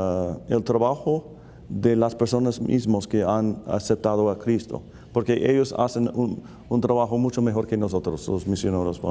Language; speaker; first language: Spanish; non-native, fluent; English